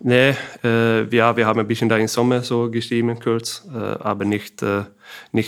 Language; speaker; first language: German; non-native, fluent; Swedish